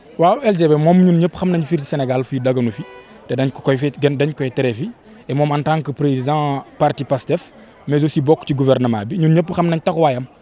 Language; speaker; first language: Wolof; non-native, local second language; Fula